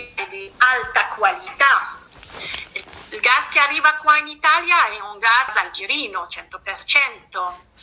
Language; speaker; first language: Italian; non-native, fluent; Arabic